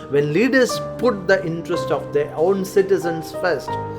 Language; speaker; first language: English; non-native, local second language; Malayalam